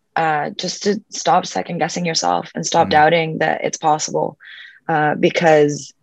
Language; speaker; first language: English; early bilingual, other home language; Spanish